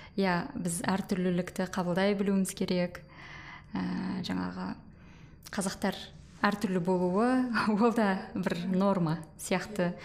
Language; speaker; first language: Kazakh; native; Kazakh